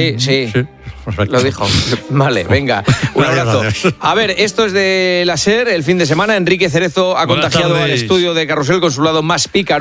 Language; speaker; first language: Spanish; native; Spanish